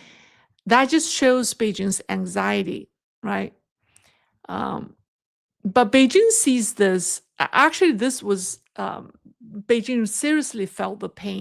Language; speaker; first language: English; non-native, fluent; Chinese